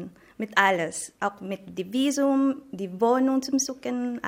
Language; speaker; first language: German; non-native, learner; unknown